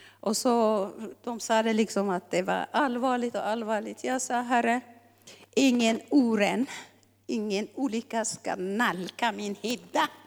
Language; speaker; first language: Swedish; non-native, fluent; Tigrinya